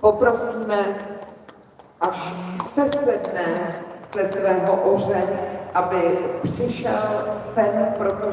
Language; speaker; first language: Czech; native; Czech